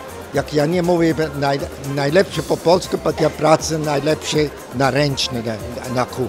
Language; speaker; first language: Polish; non-native, learner; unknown